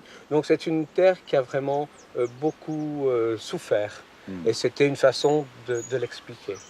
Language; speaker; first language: French; native; French